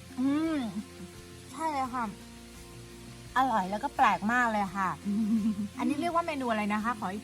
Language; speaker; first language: Thai; native; Thai